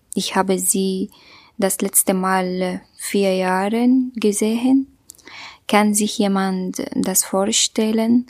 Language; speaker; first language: German; non-native, learner; Kurdish